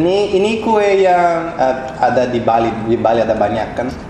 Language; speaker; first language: Indonesian; non-native, fluent; Portuguese